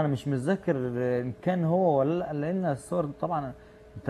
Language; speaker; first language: Arabic; non-native, learner; Turkish